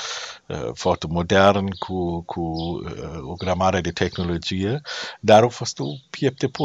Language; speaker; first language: Romanian; non-native, learner; German